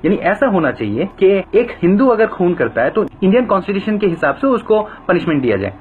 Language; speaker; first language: Hindi; non-native, fluent; Bangla